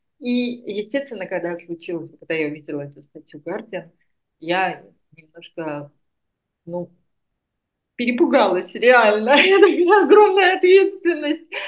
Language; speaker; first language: Russian; non-native, local second language; Armenian